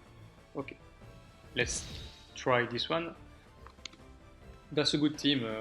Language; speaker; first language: English; non-native, learner; French